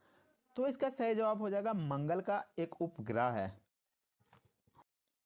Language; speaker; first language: Hindi; native; Hindi